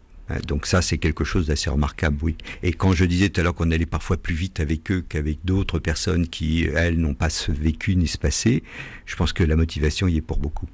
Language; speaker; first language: French; native; French